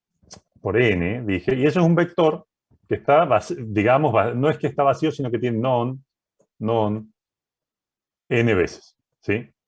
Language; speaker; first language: Spanish; native; Spanish